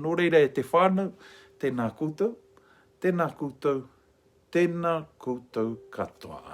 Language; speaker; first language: Māori; non-native, local second language; English